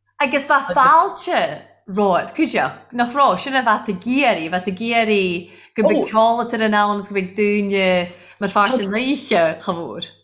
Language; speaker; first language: Irish; non-native, local second language; English